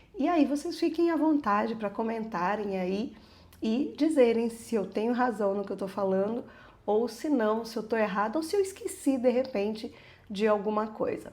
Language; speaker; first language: Portuguese; native; Portuguese